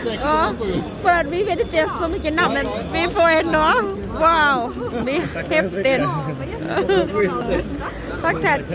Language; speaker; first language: Swedish; non-native, learner; Thai